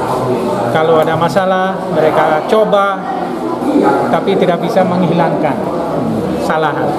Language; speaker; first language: Indonesian; non-native, fluent; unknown